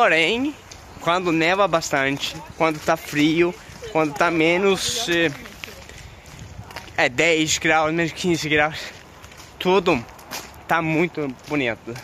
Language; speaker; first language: Portuguese; non-native, fluent; Swedish